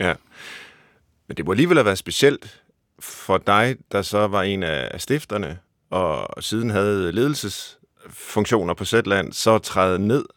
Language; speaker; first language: Danish; native; Danish